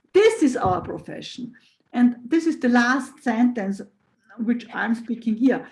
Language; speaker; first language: English; non-native, fluent; German